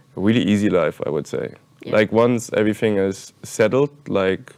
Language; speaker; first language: English; non-native, fluent; German